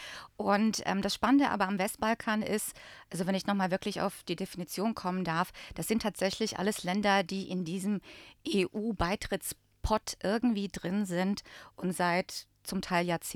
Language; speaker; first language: German; early bilingual, other home language; Bosnian